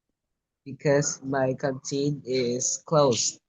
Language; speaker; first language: English; non-native, learner; Vietnamese